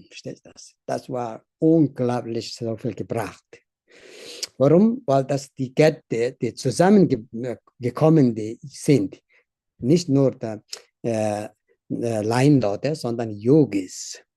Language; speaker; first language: German; non-native, learner; Tibetan